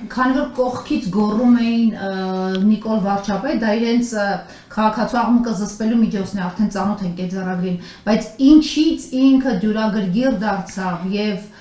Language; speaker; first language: Armenian; native; Armenian